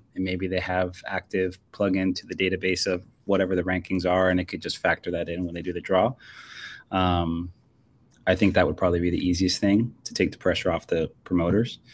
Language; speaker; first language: English; native; English